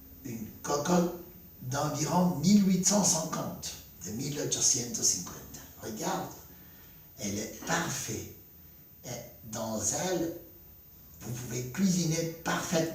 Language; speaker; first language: French; non-native, fluent; Spanish